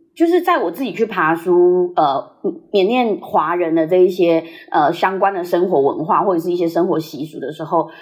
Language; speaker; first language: Chinese; early bilingual, heritage; Chinese